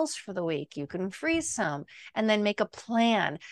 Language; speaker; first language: English; early bilingual, other home language; Italian